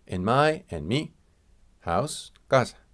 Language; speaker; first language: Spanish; non-native, fluent; English